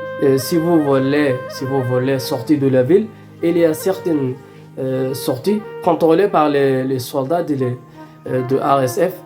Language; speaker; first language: French; non-native, learner; Arabic